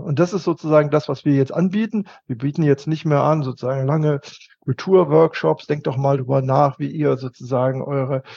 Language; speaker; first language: German; native; German